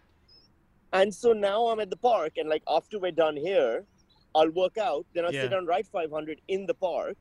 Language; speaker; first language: English; non-native, local second language; Urdu